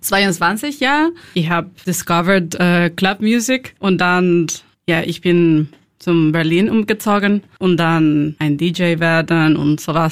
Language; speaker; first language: German; non-native, learner; Spanish